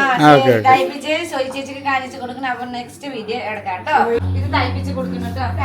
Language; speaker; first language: Malayalam; non-native, learner; Nepali